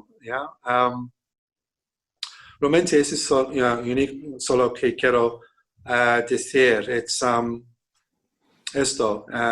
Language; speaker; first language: Spanish; non-native, fluent; English